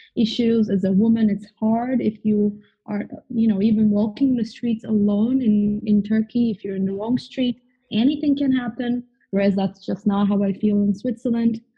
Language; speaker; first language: English; non-native, fluent; Turkish